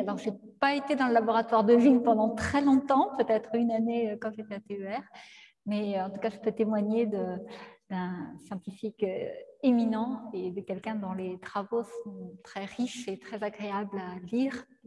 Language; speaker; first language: French; native; French